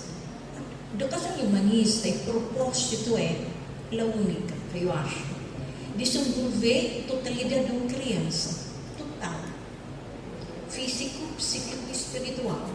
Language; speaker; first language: Portuguese; non-native, fluent; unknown